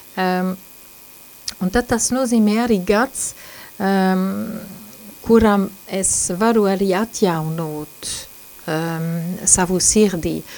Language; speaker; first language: Latvian; non-native, fluent; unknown